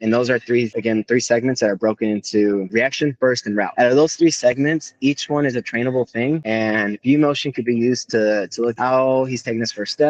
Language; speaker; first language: English; native; English